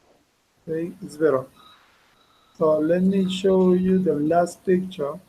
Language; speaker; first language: English; non-native, fluent; Spanish